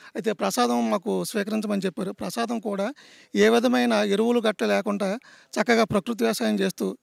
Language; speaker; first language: Telugu; native; Telugu